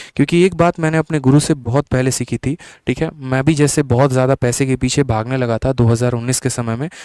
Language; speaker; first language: Hindi; native; Hindi